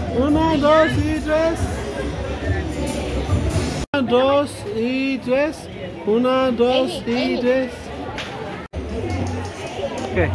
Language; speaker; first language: Spanish; early bilingual, heritage; Spanish